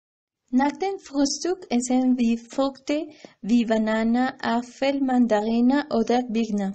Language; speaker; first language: German; non-native, learner; Spanish